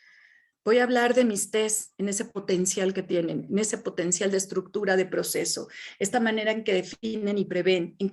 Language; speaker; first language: Spanish; native; Spanish